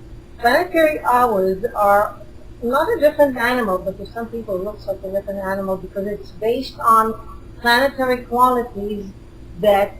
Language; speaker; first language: English; non-native, fluent; Hebrew